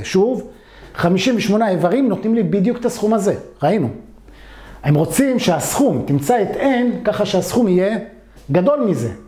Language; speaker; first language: Hebrew; native; Hebrew